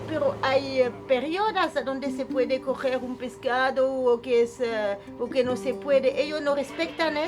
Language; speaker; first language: Spanish; non-native, learner; French